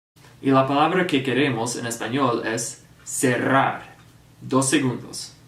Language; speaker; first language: Spanish; non-native, fluent; English